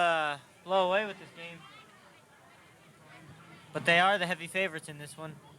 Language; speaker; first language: English; native; English